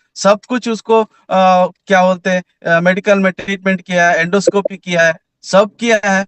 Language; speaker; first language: Hindi; non-native, local second language; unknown